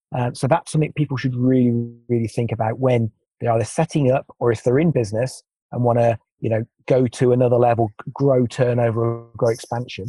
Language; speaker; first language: English; native; English